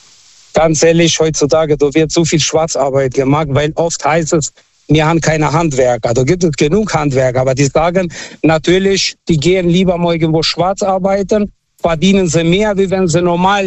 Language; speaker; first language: German; non-native, fluent; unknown